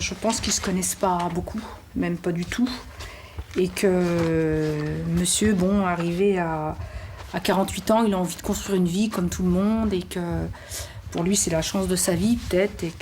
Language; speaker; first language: French; native; French